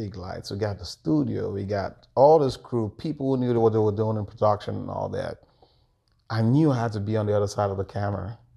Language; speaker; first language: English; non-native, local second language; Igbo